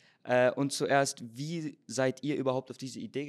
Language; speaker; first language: German; native; German